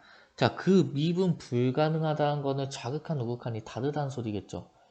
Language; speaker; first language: Korean; native; Korean